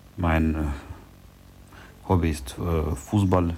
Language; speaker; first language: German; non-native, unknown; Russian